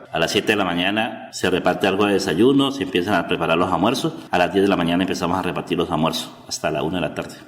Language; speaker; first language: Spanish; native; Spanish